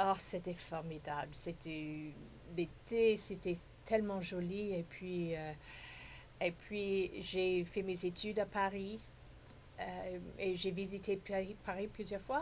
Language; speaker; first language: French; non-native, fluent; English